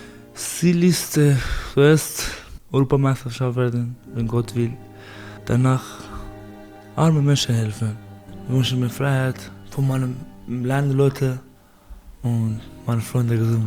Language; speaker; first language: German; non-native, learner; Persian